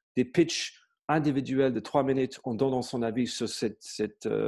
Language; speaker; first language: French; non-native, fluent; English